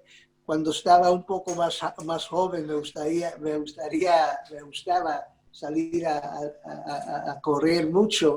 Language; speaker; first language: Spanish; early bilingual, heritage; Spanish